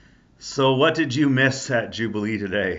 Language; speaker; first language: English; native; English